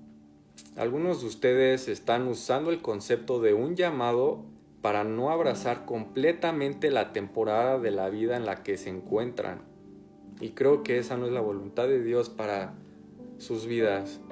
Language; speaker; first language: Spanish; native; Spanish